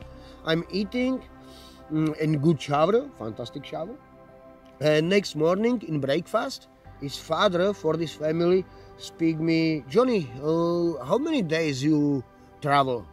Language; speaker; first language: English; non-native, learner; Slovak